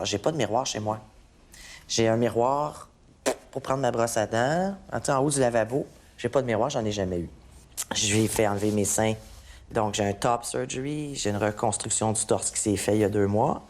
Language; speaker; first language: French; native; French